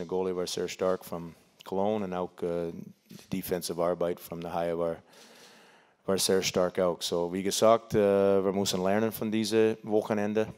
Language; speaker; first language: German; non-native, learner; English